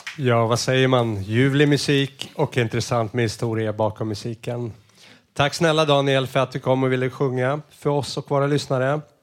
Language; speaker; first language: Swedish; native; Swedish